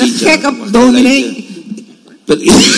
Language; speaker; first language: Dutch; non-native, fluent; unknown